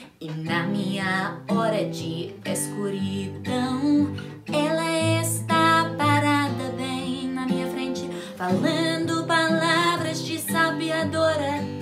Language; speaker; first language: Portuguese; non-native, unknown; English